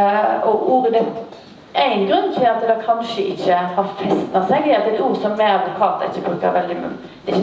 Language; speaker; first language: Norwegian; native; Norwegian